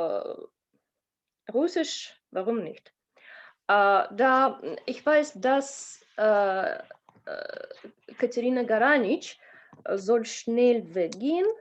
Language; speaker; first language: German; non-native, learner; Russian